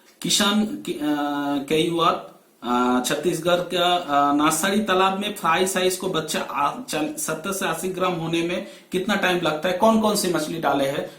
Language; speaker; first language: Hindi; non-native, local second language; Bangla